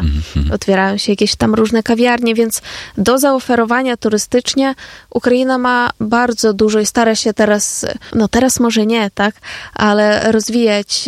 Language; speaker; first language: Polish; non-native, fluent; Ukrainian